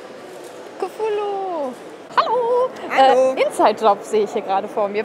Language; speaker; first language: German; native; German